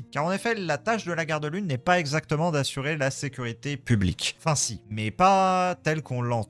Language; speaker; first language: French; native; French